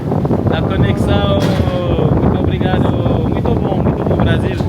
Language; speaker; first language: Portuguese; non-native, learner; French